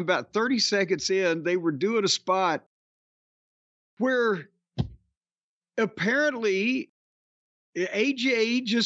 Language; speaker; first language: English; native; English